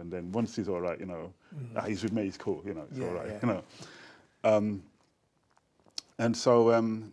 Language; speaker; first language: English; native; English